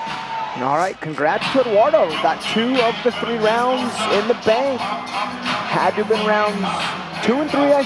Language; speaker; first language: English; native; English